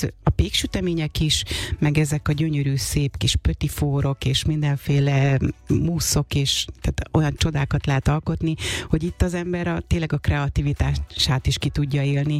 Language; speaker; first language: Hungarian; native; Hungarian